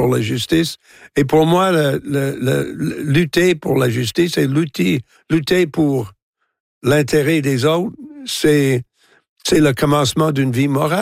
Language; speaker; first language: French; non-native, local second language; English